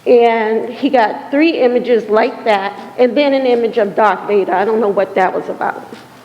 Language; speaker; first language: English; native; English